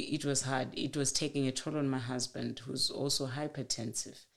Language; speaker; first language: English; non-native, local second language; Shona